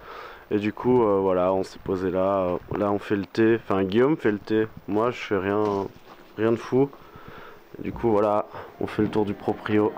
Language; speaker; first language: French; native; French